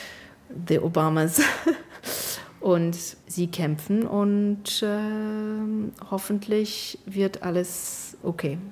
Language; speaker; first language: German; non-native, fluent; English